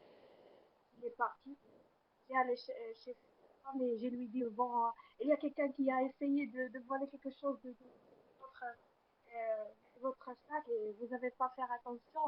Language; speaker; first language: French; non-native, learner; Arabic